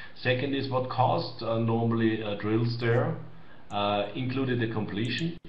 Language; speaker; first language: English; non-native, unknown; German